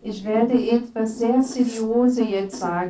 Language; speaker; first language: German; non-native, fluent; Portuguese